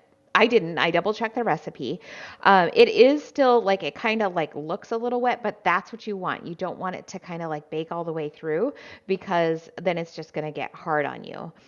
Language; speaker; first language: English; native; English